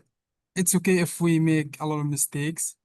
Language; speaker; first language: English; non-native, learner; Arabic